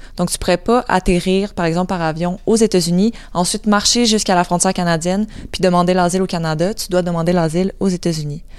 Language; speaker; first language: French; native; French